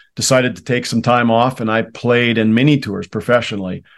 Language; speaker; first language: English; native; English